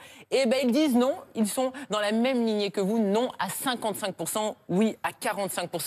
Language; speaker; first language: French; native; French